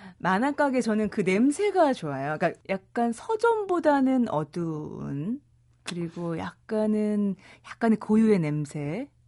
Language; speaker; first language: Korean; native; Korean